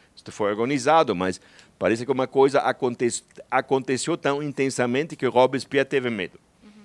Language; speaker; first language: Portuguese; non-native, fluent; German